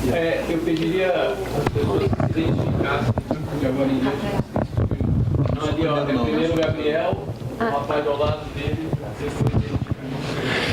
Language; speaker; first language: Portuguese; native; Portuguese